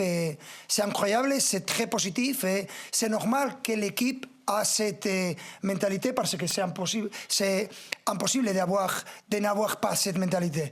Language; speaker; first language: French; non-native, fluent; Spanish